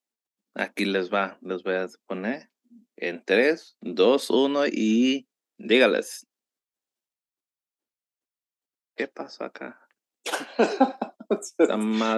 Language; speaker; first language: Spanish; early bilingual, heritage; Spanish